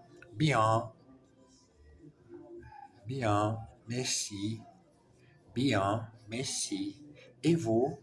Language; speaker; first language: French; non-native, learner; Portuguese